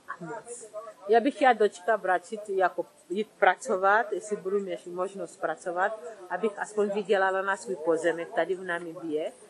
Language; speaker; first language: Czech; early bilingual, other home language; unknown